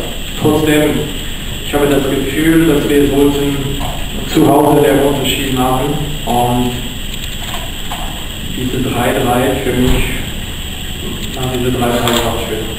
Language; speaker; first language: German; non-native, fluent; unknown